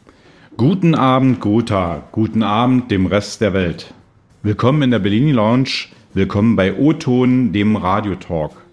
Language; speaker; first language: German; native; German